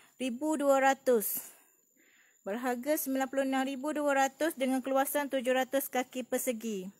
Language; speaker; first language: Malay; native; Malay